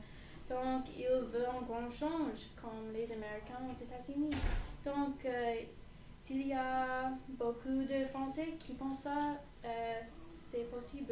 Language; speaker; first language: French; non-native, learner; English